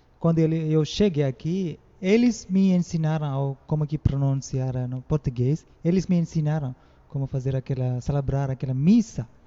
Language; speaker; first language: Portuguese; non-native, learner; Tamil